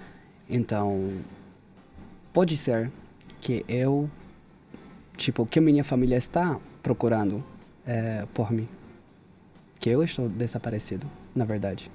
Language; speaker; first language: Portuguese; non-native, fluent; Hebrew